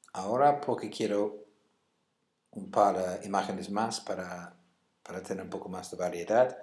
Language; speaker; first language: Spanish; non-native, fluent; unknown